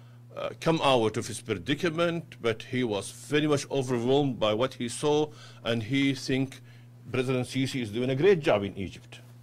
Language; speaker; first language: English; non-native, fluent; Arabic